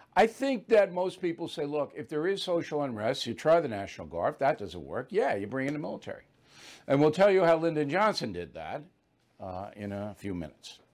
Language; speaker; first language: English; native; English